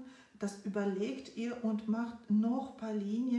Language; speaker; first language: German; non-native, fluent; Russian